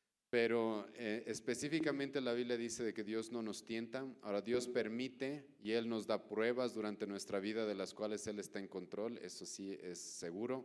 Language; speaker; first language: Spanish; native; Spanish